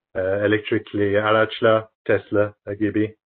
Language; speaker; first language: Turkish; non-native, learner; English